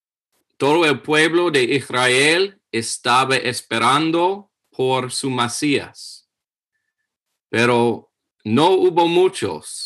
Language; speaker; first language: Spanish; non-native, fluent; English